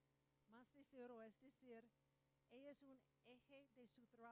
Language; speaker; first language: Spanish; non-native, learner; English